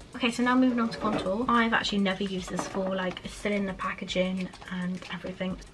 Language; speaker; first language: English; native; English